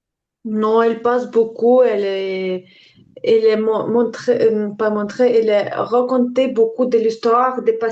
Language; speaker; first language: French; non-native, learner; Ukrainian